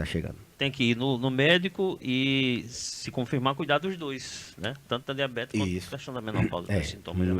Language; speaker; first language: Portuguese; native; Portuguese